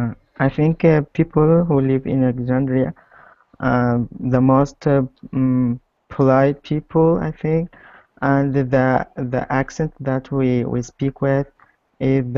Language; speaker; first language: English; non-native, learner; Arabic